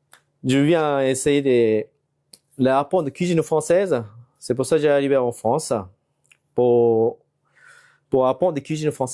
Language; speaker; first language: French; non-native, fluent; Japanese